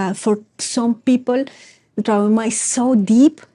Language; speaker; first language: English; non-native, fluent; Spanish